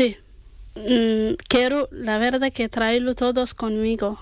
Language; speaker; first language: Spanish; non-native, learner; Arabic